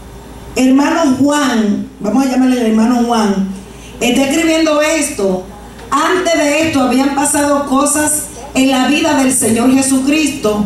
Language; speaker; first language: Spanish; native; Spanish